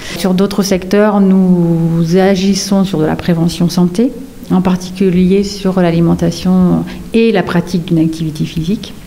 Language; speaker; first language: French; native; French